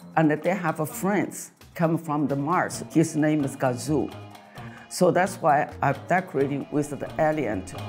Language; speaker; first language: English; non-native, fluent; Chinese